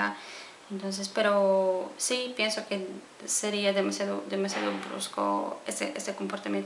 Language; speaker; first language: Spanish; non-native, fluent; Polish